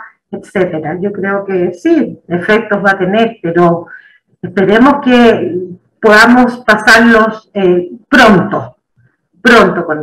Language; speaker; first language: Spanish; native; Spanish